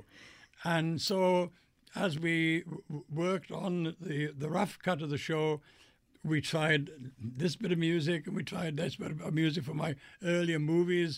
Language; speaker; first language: English; native; English